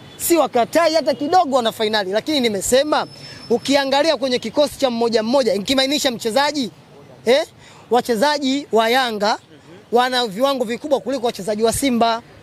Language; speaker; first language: Swahili; native; Swahili